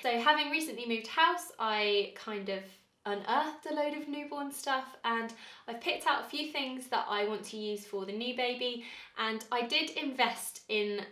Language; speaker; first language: English; native; English